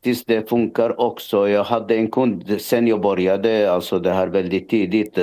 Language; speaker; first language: Swedish; non-native, fluent; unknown